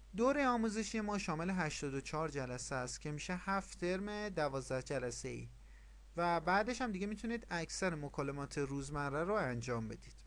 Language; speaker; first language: Persian; native; Persian